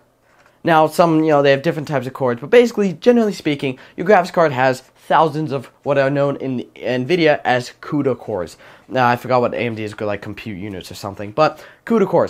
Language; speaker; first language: English; native; English